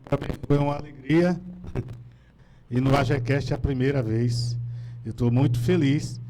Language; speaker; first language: Portuguese; native; Portuguese